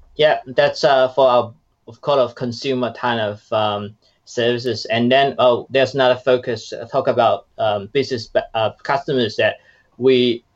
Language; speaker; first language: English; non-native, fluent; Chinese